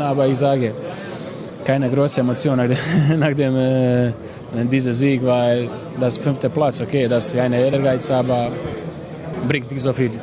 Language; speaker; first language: German; non-native, fluent; Croatian